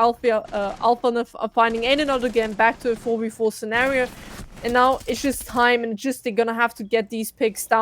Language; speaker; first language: English; non-native, fluent; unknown